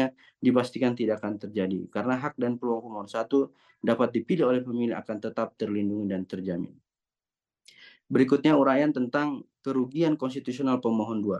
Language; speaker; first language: Indonesian; native; Indonesian